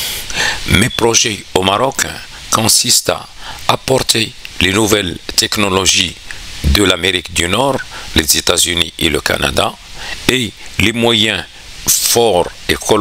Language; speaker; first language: French; non-native, local second language; Arabic